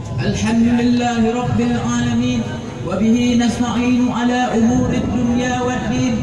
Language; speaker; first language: Arabic; non-native, learner; Indonesian